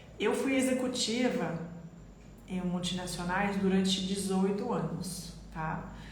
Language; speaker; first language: Portuguese; non-native, fluent; French